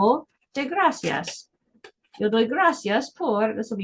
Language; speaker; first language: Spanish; non-native, fluent; English